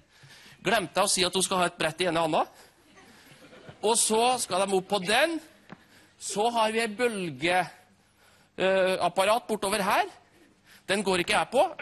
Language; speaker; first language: Norwegian; native; Norwegian